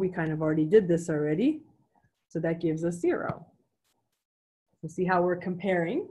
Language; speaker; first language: English; native; English